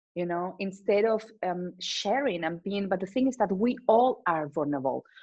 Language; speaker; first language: English; non-native, fluent; Spanish